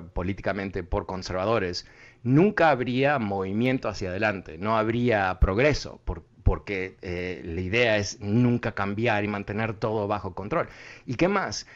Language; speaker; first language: Spanish; early bilingual, heritage; Spanish